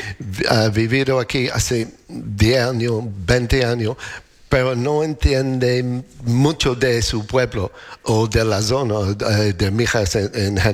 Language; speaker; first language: Spanish; non-native, learner; English